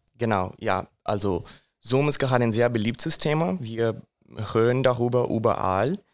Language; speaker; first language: German; non-native, fluent; Portuguese